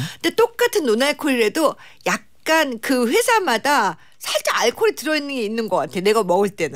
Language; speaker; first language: Korean; native; Korean